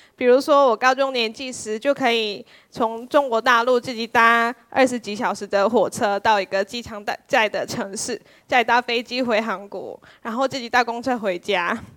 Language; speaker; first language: Chinese; non-native, fluent; Korean